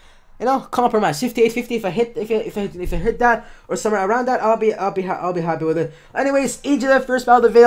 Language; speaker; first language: English; native; English